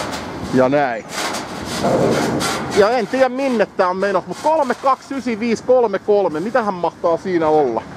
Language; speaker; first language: Finnish; native; Finnish